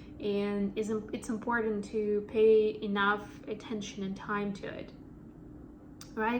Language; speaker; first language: English; non-native, fluent; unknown